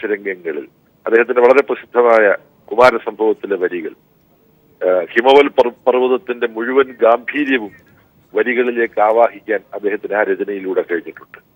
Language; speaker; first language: Malayalam; native; Malayalam